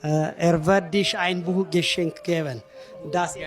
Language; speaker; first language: German; non-native, learner; Amharic